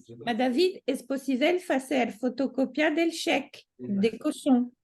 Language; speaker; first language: Portuguese; non-native, learner; Italian